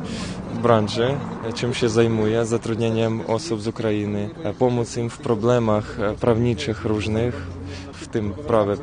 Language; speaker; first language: Polish; non-native, fluent; Ukrainian